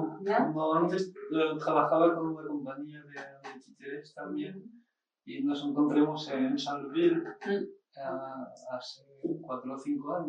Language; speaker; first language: Spanish; non-native, fluent; French